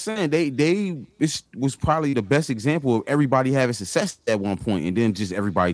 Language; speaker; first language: English; native; English